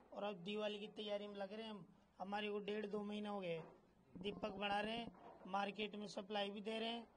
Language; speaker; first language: Hindi; native; Hindi